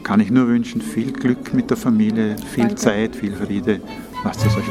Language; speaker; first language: German; native; German